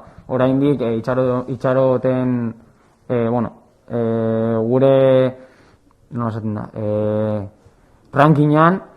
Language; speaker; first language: Basque; non-native, local second language; Spanish